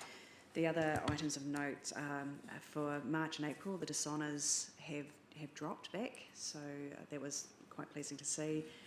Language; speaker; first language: English; native; English